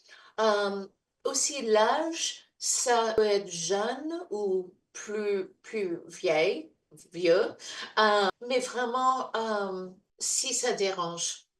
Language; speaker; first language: French; non-native, fluent; English